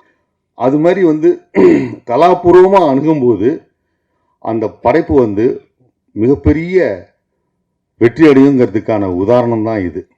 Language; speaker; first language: Tamil; native; Tamil